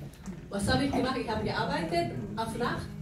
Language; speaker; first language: German; non-native, fluent; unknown